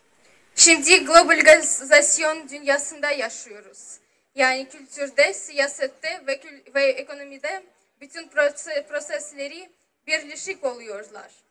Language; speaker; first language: Turkish; non-native, fluent; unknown